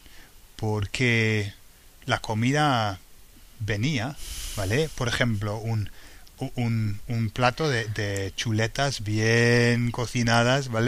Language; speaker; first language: Spanish; non-native, fluent; English